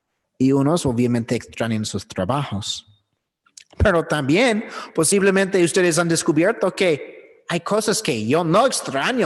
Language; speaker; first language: Spanish; non-native, learner; English